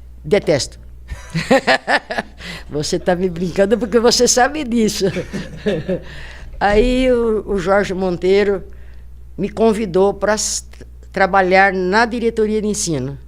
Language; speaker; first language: Portuguese; native; Portuguese